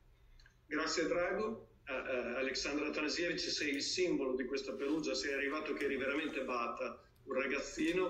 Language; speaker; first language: Italian; native; Italian